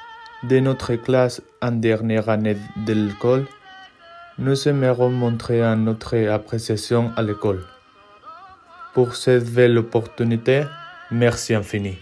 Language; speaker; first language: French; non-native, learner; Spanish